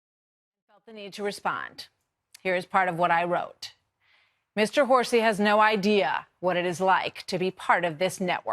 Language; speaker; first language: English; native; English